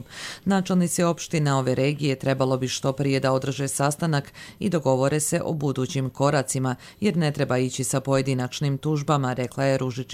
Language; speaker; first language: Serbian; native; Serbian